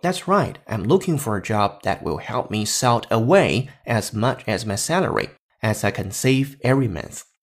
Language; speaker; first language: English; non-native, fluent; Chinese